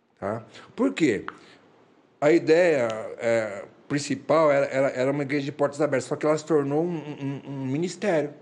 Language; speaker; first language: Portuguese; native; Portuguese